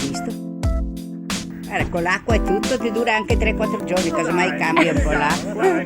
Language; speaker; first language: Italian; native; Italian